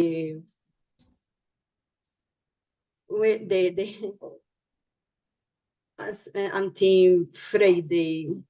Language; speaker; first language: English; non-native, learner; Spanish